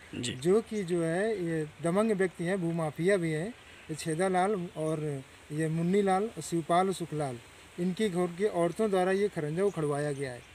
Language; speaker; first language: Hindi; native; Hindi